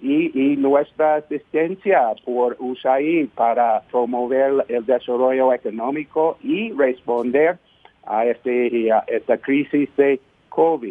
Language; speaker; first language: Spanish; non-native, fluent; English